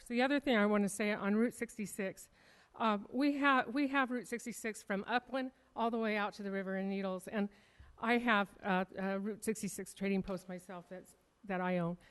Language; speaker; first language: English; native; English